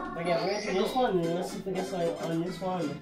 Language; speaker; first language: English; native; English